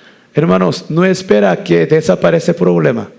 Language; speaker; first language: Spanish; non-native, learner; Korean